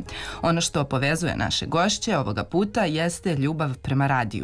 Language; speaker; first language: Serbian; native; Serbian